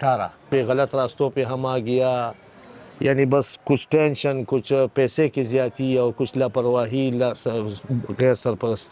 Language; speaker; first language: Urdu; non-native, fluent; Pashto